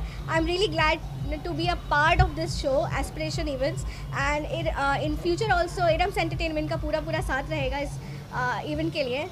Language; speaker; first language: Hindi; native; Hindi